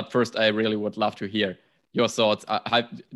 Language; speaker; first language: English; non-native, fluent; German